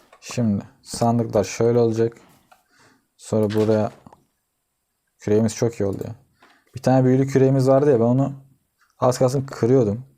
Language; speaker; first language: Turkish; native; Turkish